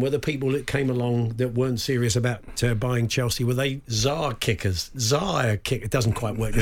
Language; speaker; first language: English; native; English